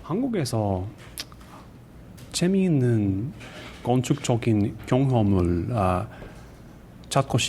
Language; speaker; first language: Korean; non-native, learner; English